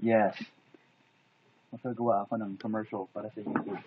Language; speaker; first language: Filipino; non-native, fluent; English